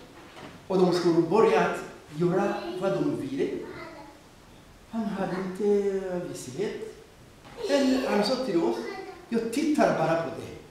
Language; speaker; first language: Swedish; non-native, fluent; Rundi